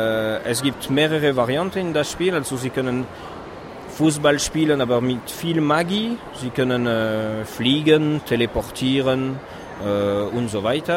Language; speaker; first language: German; non-native, fluent; French